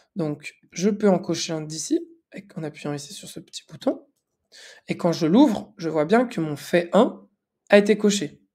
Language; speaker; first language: French; native; French